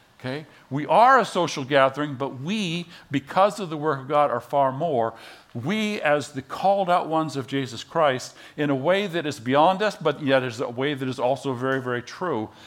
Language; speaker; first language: English; native; English